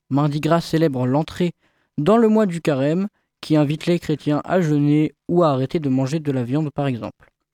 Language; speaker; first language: French; native; French